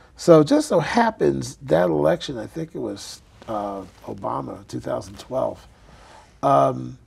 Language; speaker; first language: English; native; English